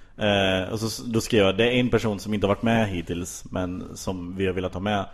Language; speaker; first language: Swedish; native; Swedish